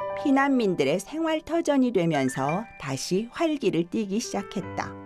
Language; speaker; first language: Korean; native; Korean